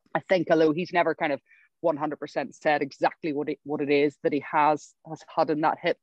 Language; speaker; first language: English; native; English